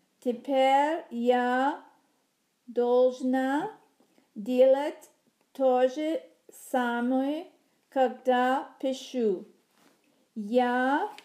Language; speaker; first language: Russian; non-native, learner; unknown